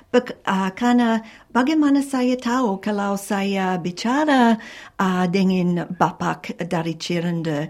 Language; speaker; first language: Indonesian; non-native, fluent; English